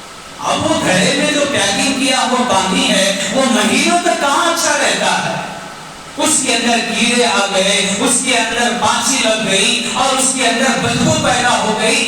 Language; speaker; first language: Urdu; native; Urdu